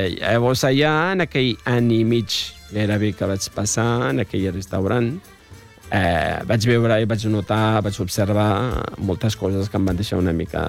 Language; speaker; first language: Catalan; non-native, fluent; Arabic